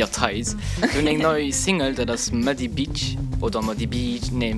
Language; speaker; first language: German; non-native, local second language; Luxembourgish